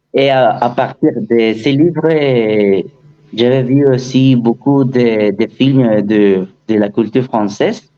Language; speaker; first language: French; non-native, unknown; Spanish